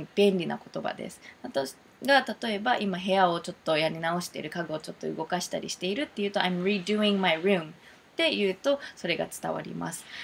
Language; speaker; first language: Japanese; early bilingual, heritage; Japanese